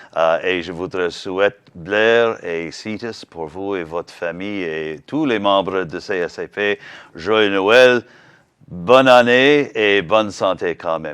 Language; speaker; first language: French; non-native, learner; English